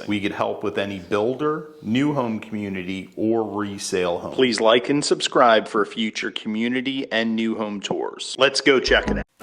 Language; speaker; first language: English; native; English